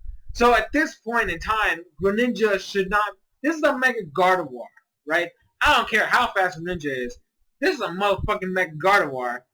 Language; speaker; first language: English; native; English